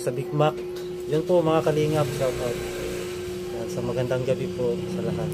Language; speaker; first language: Filipino; native; Filipino